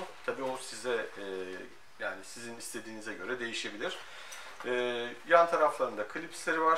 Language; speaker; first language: Turkish; native; Turkish